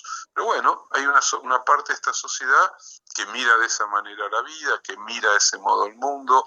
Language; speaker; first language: Spanish; native; Spanish